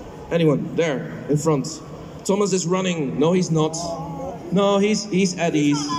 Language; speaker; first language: English; non-native, fluent; Dutch